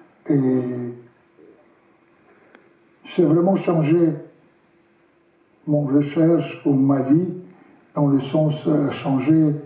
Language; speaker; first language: French; non-native, learner; Russian